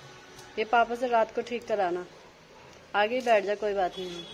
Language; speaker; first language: Hindi; native; Hindi